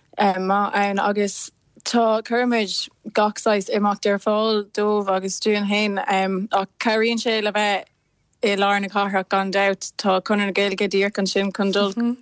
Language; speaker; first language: Irish; non-native, local second language; English